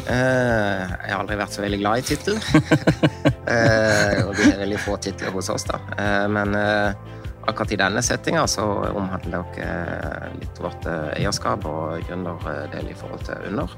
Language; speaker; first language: Norwegian; native; Norwegian